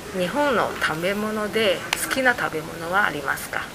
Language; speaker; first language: Japanese; native; Japanese